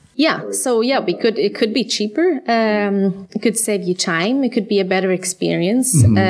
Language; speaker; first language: English; non-native, fluent; Swedish